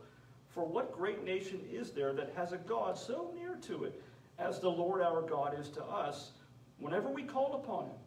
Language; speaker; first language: English; native; English